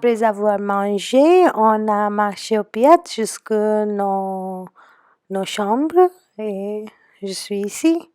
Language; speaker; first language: French; non-native, fluent; Hindi